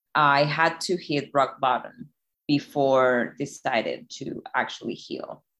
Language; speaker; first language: English; non-native, fluent; Spanish